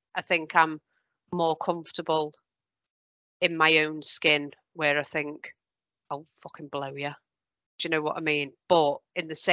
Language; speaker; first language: English; native; English